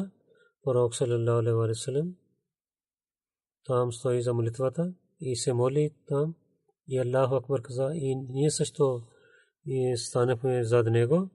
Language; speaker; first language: Bulgarian; non-native, learner; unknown